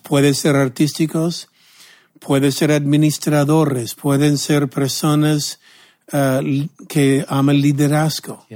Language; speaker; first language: Spanish; non-native, fluent; English